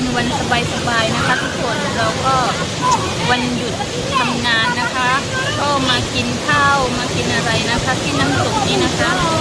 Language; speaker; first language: Thai; non-native, local second language; Malay